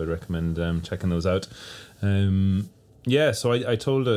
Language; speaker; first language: English; native; English